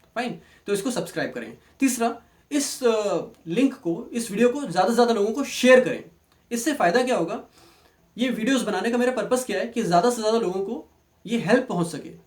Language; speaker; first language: Hindi; native; Hindi